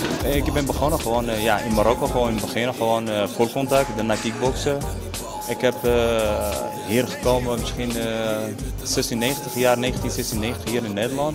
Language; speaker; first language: Dutch; non-native, learner; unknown